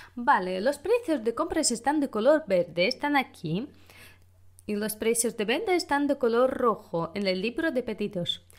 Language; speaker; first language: Spanish; non-native, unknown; Russian